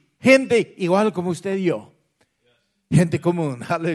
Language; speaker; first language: Spanish; non-native, fluent; English